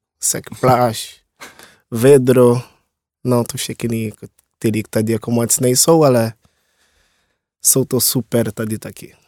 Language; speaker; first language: Czech; non-native, learner; Portuguese